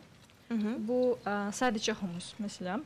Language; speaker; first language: Turkish; non-native, learner; Yakut